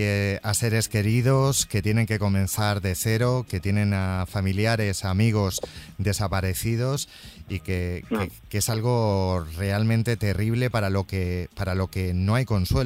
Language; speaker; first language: Spanish; native; Spanish